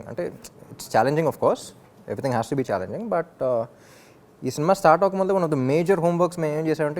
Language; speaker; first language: Telugu; native; Telugu